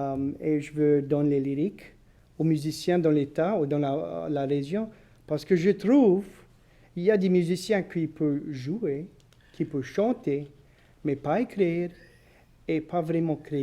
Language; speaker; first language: French; non-native, local second language; English